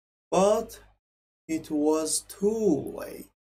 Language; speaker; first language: English; non-native, fluent; Azerbaijani